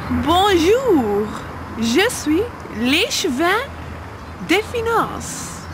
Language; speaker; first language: French; non-native, learner; Dutch